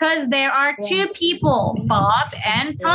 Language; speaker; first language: English; non-native, fluent; Indonesian